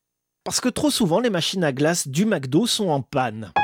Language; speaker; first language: French; native; French